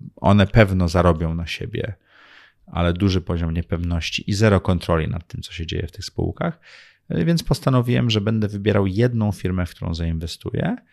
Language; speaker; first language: Polish; early bilingual, heritage; Polish